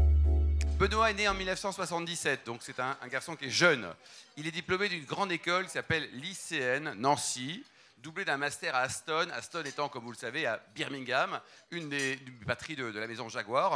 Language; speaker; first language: French; native; French